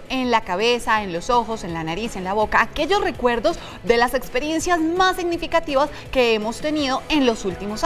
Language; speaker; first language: Spanish; native; Spanish